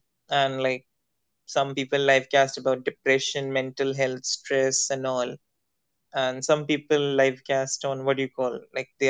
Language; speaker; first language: English; non-native, local second language; Hindi